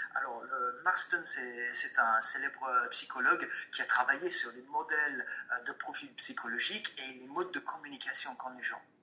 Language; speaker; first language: French; non-native, fluent; English